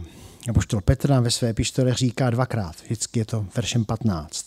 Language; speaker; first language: Czech; native; Czech